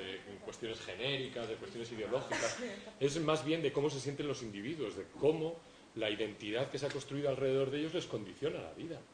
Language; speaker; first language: Spanish; native; Spanish